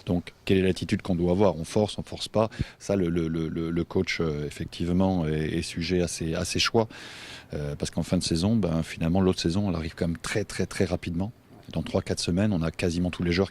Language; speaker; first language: French; native; French